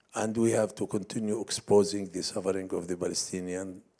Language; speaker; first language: English; non-native, fluent; Arabic